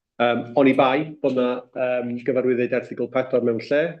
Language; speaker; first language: Welsh; native; Welsh